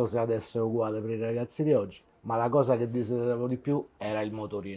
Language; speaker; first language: Italian; native; Italian